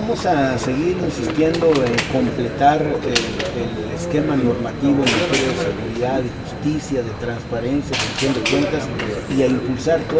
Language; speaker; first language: Spanish; native; Spanish